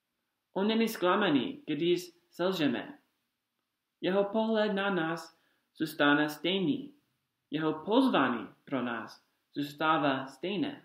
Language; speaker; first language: Czech; non-native, fluent; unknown